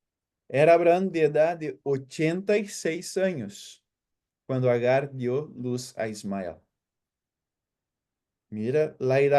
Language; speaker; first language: Spanish; non-native, fluent; Portuguese